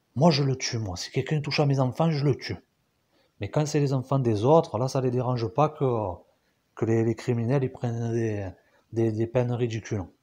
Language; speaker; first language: French; native; French